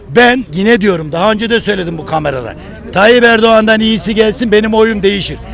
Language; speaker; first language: Turkish; native; Turkish